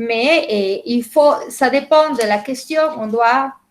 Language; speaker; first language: French; non-native, fluent; Spanish